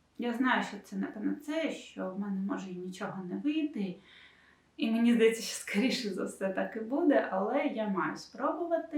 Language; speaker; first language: Ukrainian; non-native, local second language; Russian